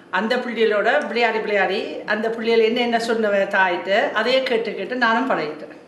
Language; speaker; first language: Tamil; non-native, fluent; German